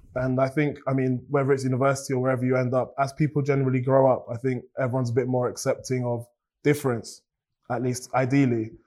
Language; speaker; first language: English; native; English